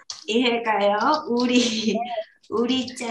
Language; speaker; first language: Korean; non-native, learner; Vietnamese